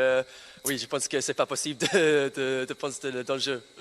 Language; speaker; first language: French; non-native, learner; English